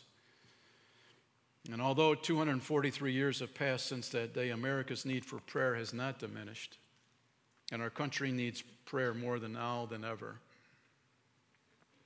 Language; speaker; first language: English; native; English